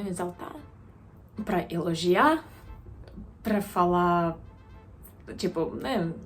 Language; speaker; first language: Portuguese; non-native, fluent; Russian